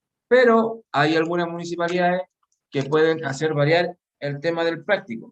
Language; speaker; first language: Spanish; native; Spanish